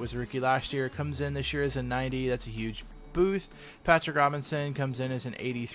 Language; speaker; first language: English; native; English